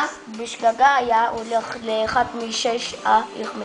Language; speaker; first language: Hebrew; early bilingual, other home language; Spanish